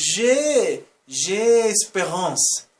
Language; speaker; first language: French; non-native, learner; Portuguese